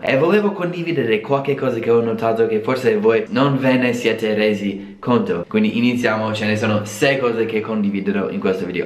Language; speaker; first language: Italian; non-native, fluent; English